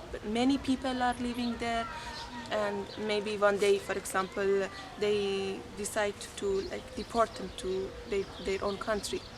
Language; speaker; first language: English; non-native, fluent; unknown